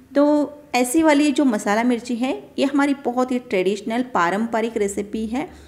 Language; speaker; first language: Hindi; non-native, local second language; Marathi